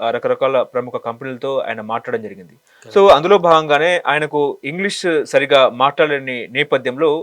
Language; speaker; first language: Telugu; native; Telugu